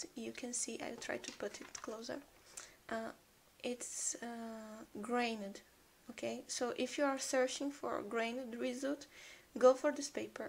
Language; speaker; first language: English; non-native, fluent; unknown